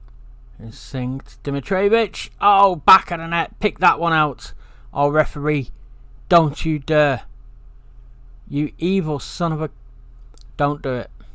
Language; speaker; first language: English; native; English